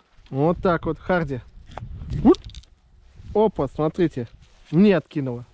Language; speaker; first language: Russian; native; Russian